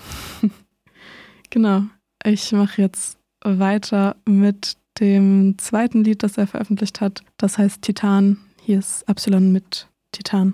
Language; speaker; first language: German; native; German